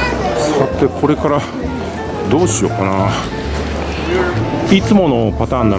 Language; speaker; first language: Japanese; native; Japanese